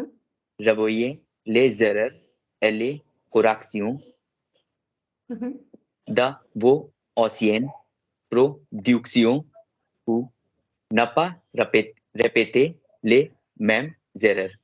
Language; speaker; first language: French; non-native, learner; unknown